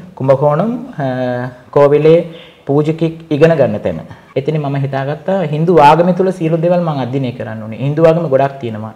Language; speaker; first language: Sinhala; non-native, local second language; Tamil